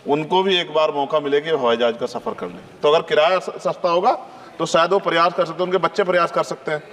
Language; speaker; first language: Hindi; native; Hindi